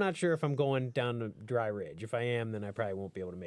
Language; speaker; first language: English; native; English